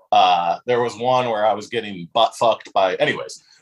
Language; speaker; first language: English; native; English